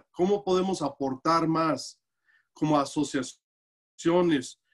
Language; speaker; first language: Spanish; non-native, local second language; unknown